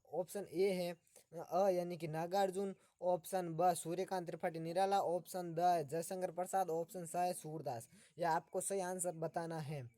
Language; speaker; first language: Hindi; native; Hindi